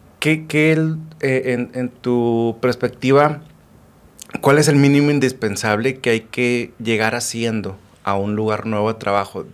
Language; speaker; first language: Spanish; native; Spanish